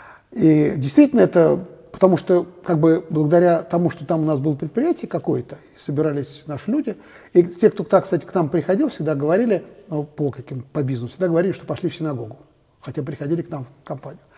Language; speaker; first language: Russian; native; Russian